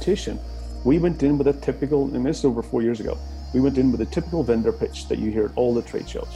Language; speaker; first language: English; native; English